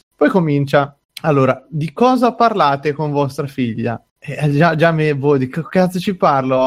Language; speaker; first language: Italian; native; Italian